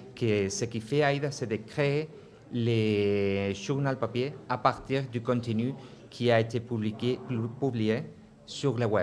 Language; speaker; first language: French; non-native, fluent; Spanish